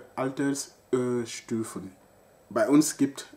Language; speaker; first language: German; non-native, local second language; French